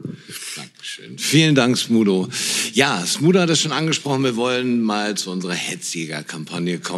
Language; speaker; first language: German; native; German